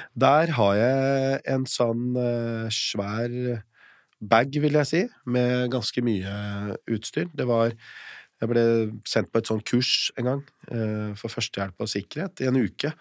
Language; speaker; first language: Norwegian; early bilingual, other home language; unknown